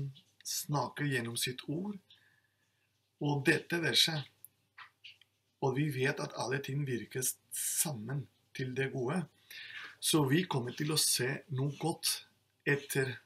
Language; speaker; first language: Norwegian; non-native, fluent; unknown